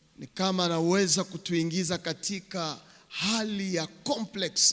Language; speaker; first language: Swahili; native; Swahili